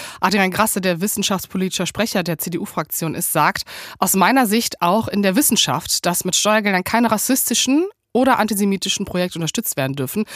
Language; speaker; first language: German; native; German